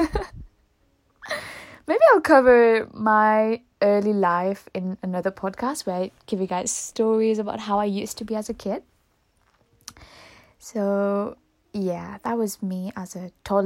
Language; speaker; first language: English; non-native, fluent; Morisyen